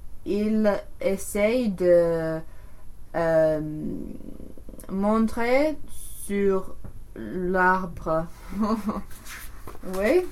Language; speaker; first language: French; non-native, learner; English